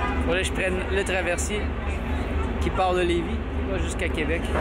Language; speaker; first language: French; native; French